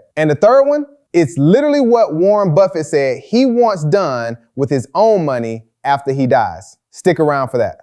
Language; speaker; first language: English; native; English